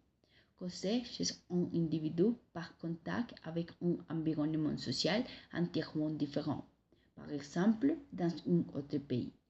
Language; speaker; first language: French; non-native, learner; Spanish